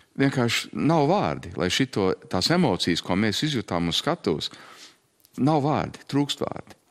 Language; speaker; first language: Latvian; early bilingual, heritage; Latvian